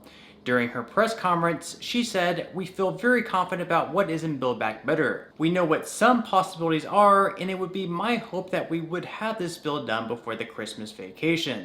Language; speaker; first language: English; native; English